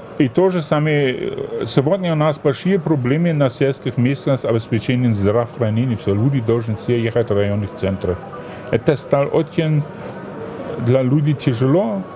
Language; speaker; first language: Russian; non-native, fluent; German